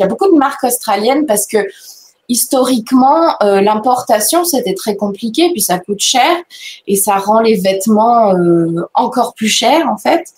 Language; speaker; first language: French; native; French